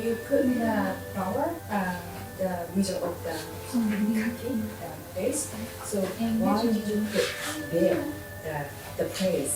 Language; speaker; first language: English; non-native, learner; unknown